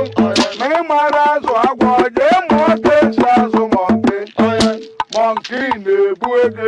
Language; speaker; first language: Igbo; native; Igbo